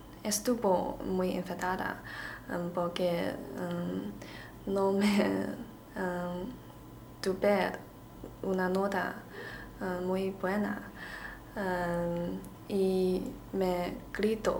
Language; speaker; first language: Spanish; non-native, learner; Chinese